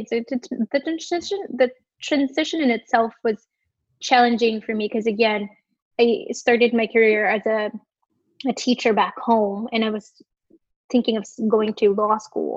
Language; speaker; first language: English; non-native, local second language; Filipino